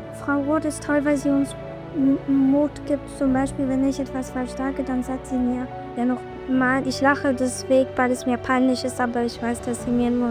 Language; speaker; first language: German; non-native, learner; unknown